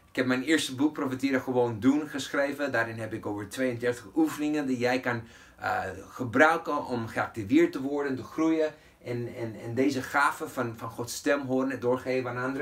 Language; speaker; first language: Dutch; non-native, fluent; English